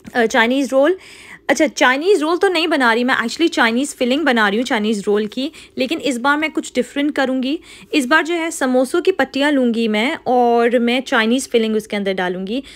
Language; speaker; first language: Urdu; native; Urdu